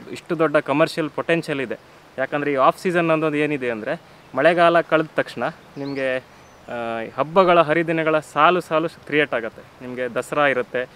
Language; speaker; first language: Kannada; native; Kannada